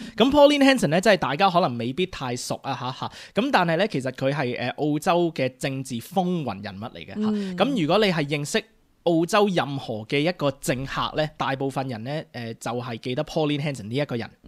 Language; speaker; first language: Cantonese; native; Cantonese